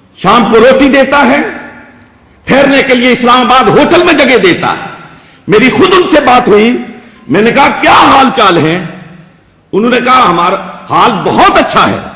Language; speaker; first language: Urdu; non-native, local second language; Punjabi